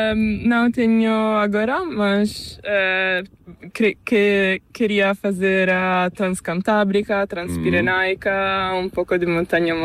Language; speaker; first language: Spanish; non-native, learner; Italian